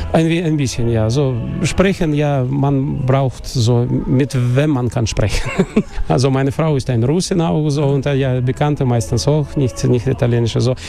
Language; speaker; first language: German; non-native, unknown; Russian